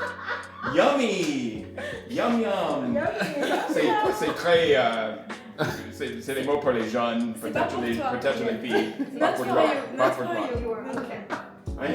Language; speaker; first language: French; non-native, learner; English